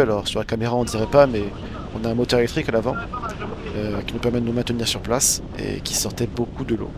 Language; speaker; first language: French; native; French